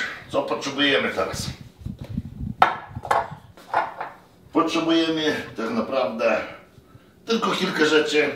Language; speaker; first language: Polish; non-native, fluent; Lithuanian